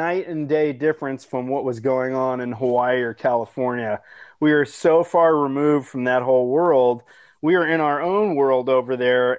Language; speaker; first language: English; native; English